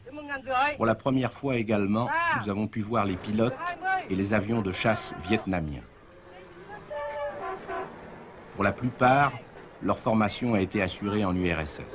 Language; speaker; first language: French; native; French